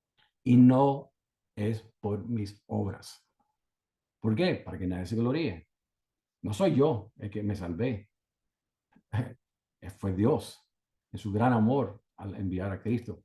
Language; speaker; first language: Spanish; native; Spanish